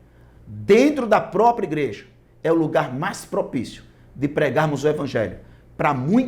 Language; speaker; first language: Portuguese; native; Portuguese